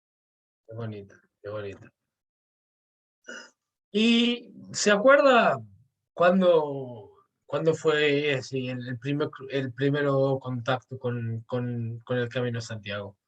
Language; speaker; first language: Spanish; non-native, fluent; Portuguese